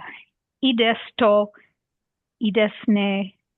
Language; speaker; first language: Japanese; non-native, learner; English